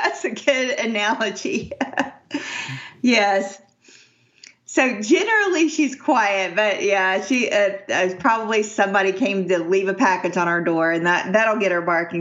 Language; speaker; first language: English; native; English